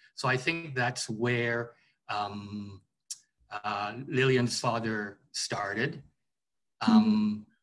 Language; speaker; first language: English; native; English